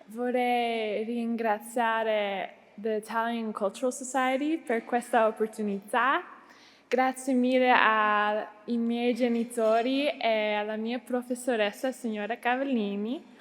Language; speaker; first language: Italian; non-native, learner; English